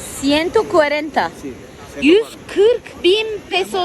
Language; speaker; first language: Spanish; non-native, learner; Turkish